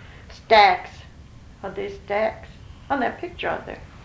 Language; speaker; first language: English; early bilingual, other home language; Norwegian